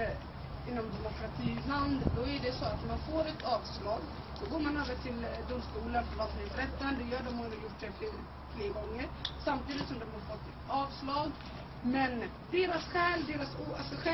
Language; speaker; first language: Swedish; non-native, fluent; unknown